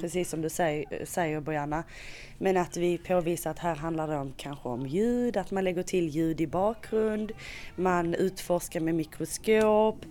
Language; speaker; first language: Swedish; native; Swedish